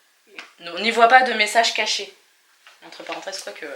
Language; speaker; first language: French; native; French